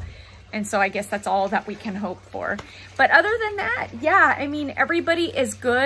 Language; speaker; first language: English; native; English